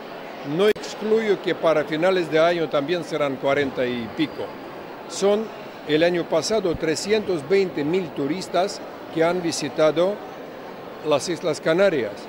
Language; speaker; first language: Spanish; non-native, fluent; Russian